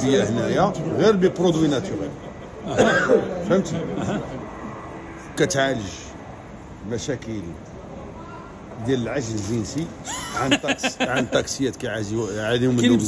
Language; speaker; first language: Arabic; native; Arabic